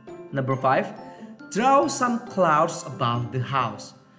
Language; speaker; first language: English; non-native, fluent; Indonesian